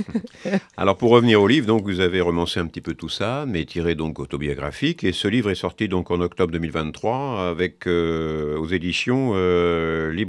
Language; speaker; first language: French; native; French